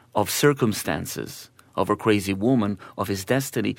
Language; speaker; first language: English; non-native, fluent; Hebrew